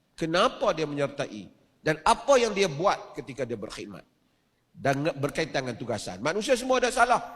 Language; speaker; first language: Malay; native; Malay